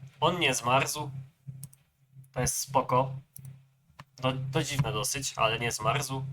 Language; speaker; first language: Polish; native; Polish